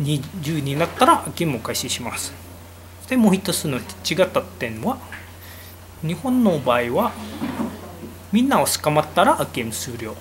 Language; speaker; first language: Japanese; non-native, learner; Indonesian